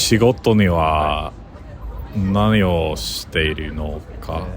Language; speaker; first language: Japanese; non-native, learner; English